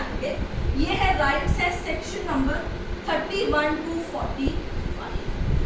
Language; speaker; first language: Hindi; native; Hindi